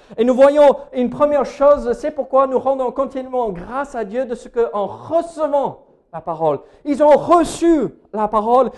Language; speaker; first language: French; non-native, fluent; English